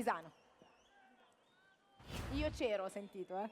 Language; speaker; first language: Italian; native; Italian